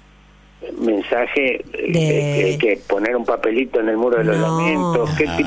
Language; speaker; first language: Spanish; native; Spanish